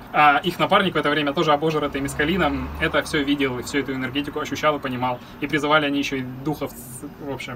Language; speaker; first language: Russian; native; Russian